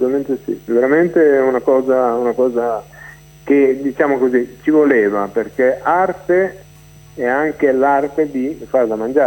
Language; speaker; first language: Italian; native; Italian